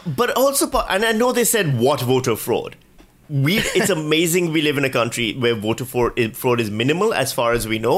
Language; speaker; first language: English; non-native, local second language; Urdu